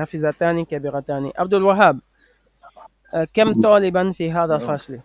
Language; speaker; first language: Arabic; non-native, fluent; French